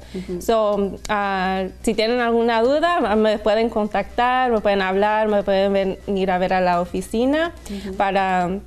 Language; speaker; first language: Spanish; early bilingual, heritage; Spanish